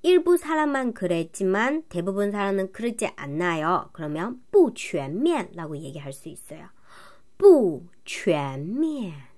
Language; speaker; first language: Korean; non-native, fluent; Chinese